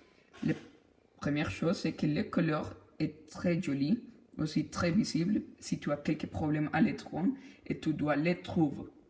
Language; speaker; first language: French; non-native, learner; Spanish